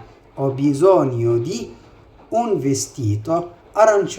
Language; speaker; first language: Italian; non-native, fluent; Arabic